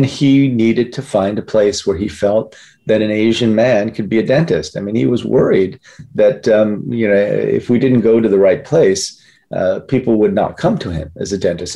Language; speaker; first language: English; early bilingual, other home language; Korean